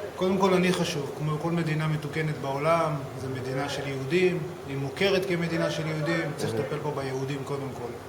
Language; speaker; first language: Hebrew; native; Hebrew